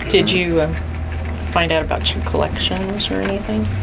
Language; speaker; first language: English; native; English